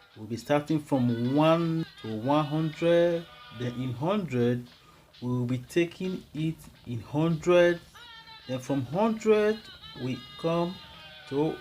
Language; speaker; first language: English; non-native, local second language; Esan